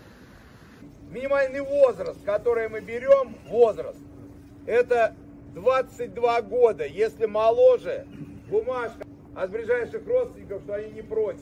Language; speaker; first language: Russian; native; Russian